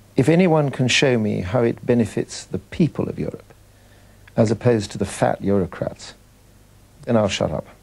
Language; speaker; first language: English; native; English